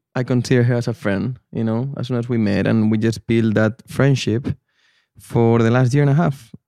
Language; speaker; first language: English; non-native, fluent; Spanish